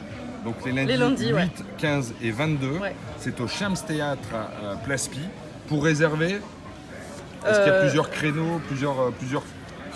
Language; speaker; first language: French; native; French